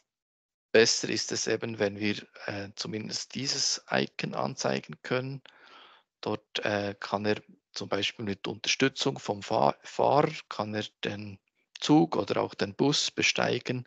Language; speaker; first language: German; native; German